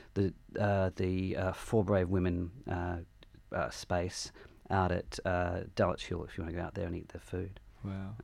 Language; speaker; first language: English; native; English